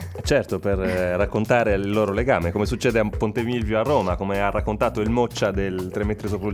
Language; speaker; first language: Italian; native; Italian